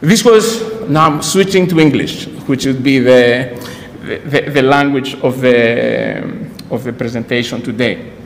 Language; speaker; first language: English; non-native, fluent; Greek